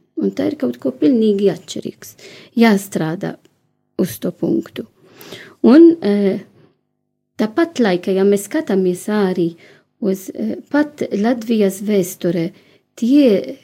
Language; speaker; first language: Latvian; non-native, learner; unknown